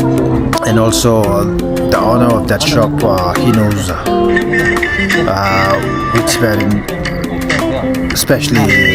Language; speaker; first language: English; non-native, fluent; Tibetan